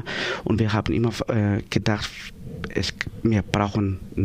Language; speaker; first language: German; non-native, learner; Greek